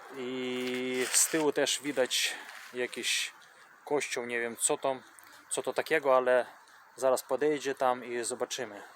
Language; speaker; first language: Polish; non-native, fluent; Russian